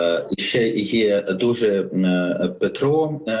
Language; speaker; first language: Ukrainian; non-native, local second language; Russian